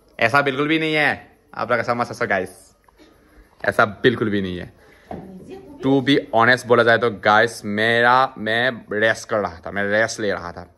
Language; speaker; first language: Hindi; non-native, local second language; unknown